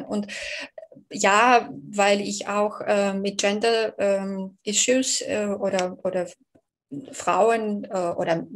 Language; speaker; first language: German; non-native, fluent; Belarusian